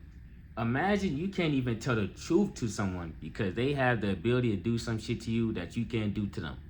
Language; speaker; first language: English; native; English